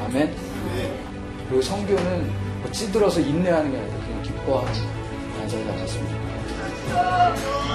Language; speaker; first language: Korean; native; Korean